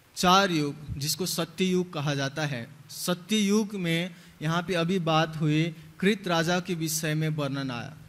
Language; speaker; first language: Hindi; native; Hindi